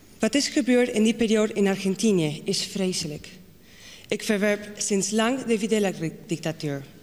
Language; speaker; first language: Dutch; non-native, fluent; Spanish